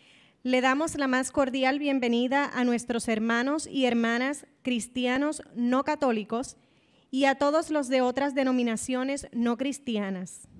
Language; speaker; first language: Spanish; native; Spanish